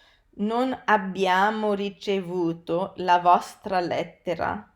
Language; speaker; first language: Italian; non-native, fluent; English